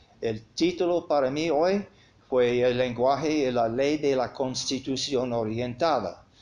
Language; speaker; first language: Spanish; non-native, fluent; English